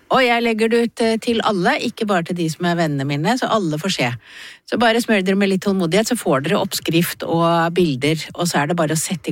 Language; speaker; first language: Norwegian; native; Norwegian